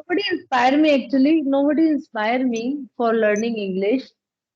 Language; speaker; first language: English; non-native, learner; Punjabi